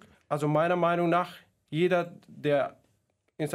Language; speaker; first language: German; non-native, fluent; Kurdish